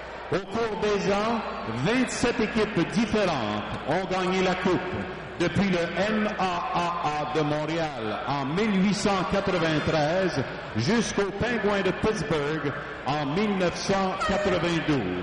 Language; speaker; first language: French; native; French